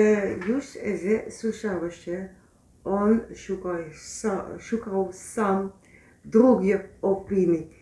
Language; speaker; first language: Polish; non-native, learner; Dutch